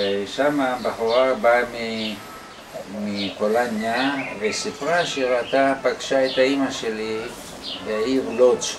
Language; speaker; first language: Hebrew; non-native, fluent; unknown